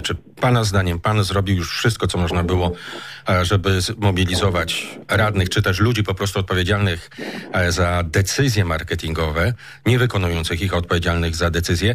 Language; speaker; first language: Polish; native; Polish